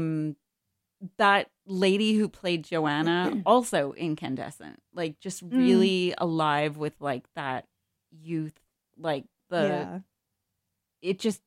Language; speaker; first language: English; native; English